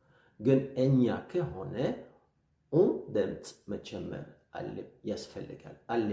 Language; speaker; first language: Amharic; non-native, learner; French